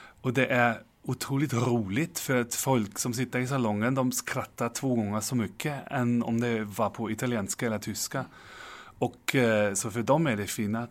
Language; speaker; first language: Swedish; non-native, fluent; German